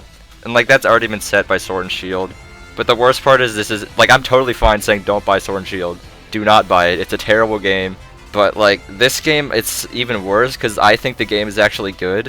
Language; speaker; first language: English; native; English